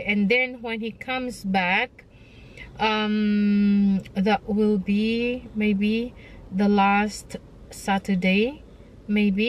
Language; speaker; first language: English; non-native, local second language; Filipino